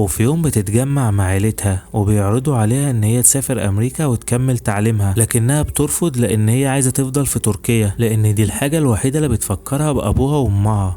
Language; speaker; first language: Arabic; native; Arabic